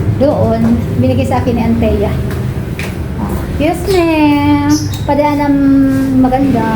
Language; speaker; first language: Filipino; non-native, local second language; Bikol